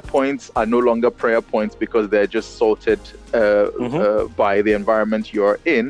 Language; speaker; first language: English; non-native, local second language; Yoruba